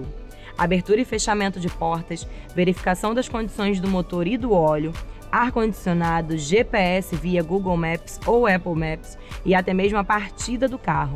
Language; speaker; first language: Portuguese; native; Portuguese